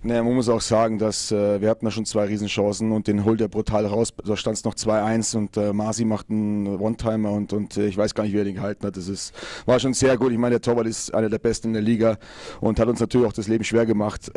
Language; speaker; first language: German; native; German